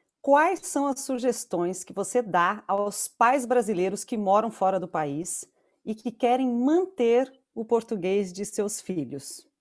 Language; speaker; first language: Portuguese; non-native, local second language; German